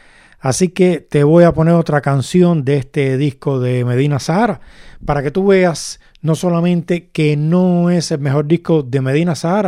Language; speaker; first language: Spanish; native; Spanish